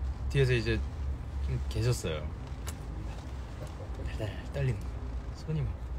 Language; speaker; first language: Korean; early bilingual, heritage; Korean